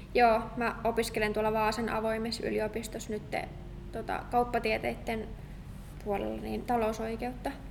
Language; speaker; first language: Finnish; native; Finnish